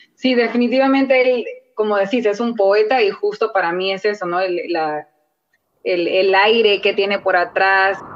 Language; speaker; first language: Spanish; early bilingual, other home language; English